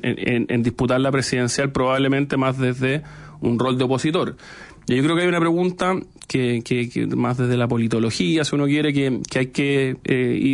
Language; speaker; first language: Spanish; native; Spanish